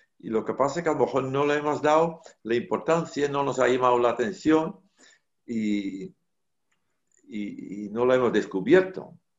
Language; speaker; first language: Spanish; non-native, fluent; Dutch